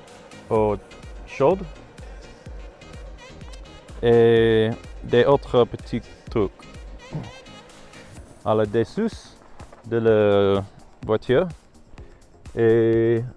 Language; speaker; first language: French; non-native, learner; English